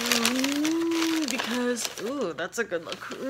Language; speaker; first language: English; native; English